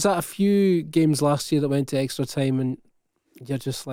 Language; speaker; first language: English; native; English